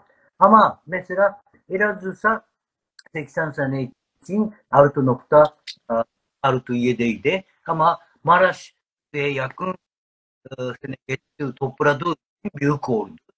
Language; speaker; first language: Turkish; non-native, learner; Japanese